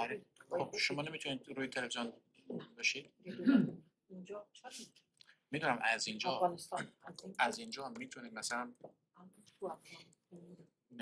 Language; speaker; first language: Persian; non-native, learner; Kurdish